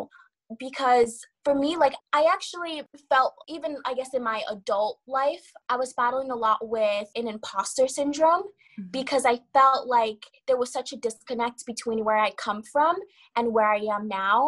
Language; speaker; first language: English; early bilingual, other home language; Kabuverdianu